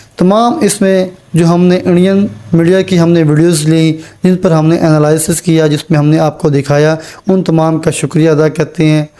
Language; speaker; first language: Urdu; native; Urdu